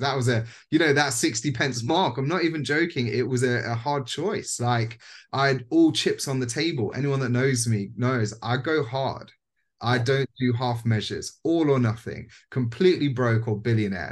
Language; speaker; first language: English; native; English